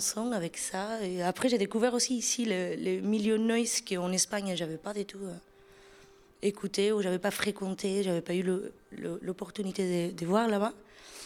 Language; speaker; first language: French; non-native, fluent; Spanish